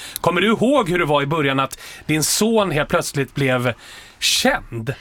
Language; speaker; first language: Swedish; native; Swedish